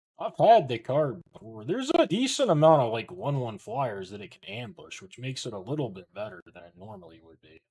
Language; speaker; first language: English; native; English